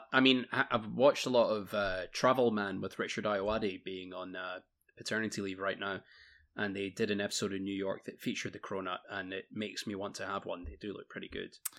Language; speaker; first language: English; native; English